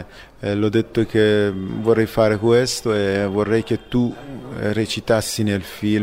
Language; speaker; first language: Italian; non-native, fluent; Persian